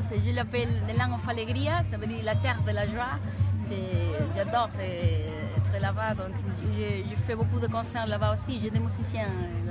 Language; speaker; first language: French; non-native, learner; Galician